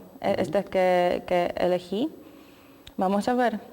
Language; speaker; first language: Spanish; non-native, learner; Polish